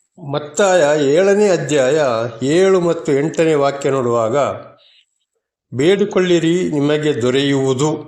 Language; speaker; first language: Kannada; native; Kannada